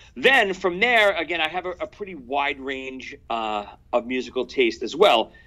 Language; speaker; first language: English; native; English